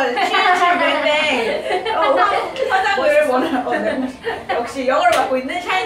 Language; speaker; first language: Korean; native; Korean